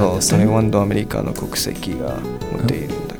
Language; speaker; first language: Japanese; non-native, learner; Chinese